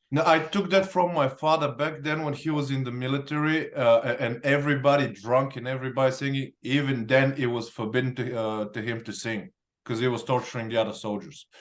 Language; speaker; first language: English; non-native, fluent; Bulgarian